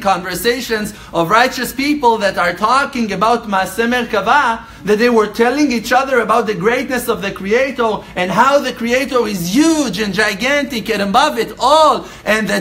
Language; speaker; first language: English; non-native, fluent; Hebrew